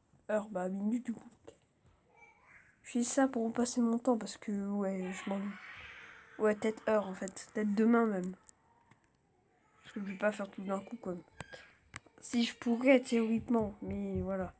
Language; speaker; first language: French; native; French